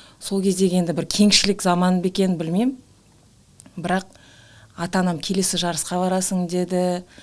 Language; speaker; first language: Kazakh; native; Kazakh